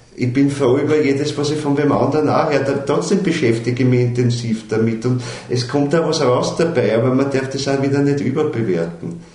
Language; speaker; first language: German; native; German